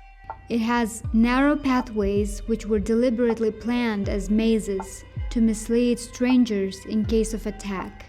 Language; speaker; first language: English; non-native, fluent; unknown